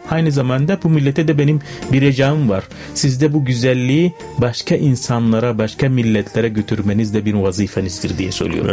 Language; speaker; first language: Turkish; non-native, fluent; Arabic